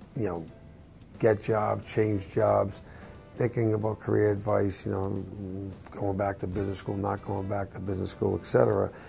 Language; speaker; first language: English; native; English